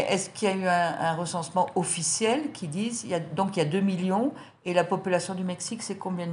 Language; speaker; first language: French; native; French